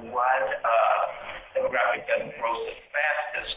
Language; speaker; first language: English; non-native, fluent; Spanish